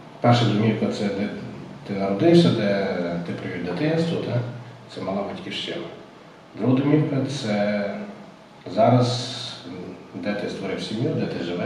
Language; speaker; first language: Ukrainian; native; Ukrainian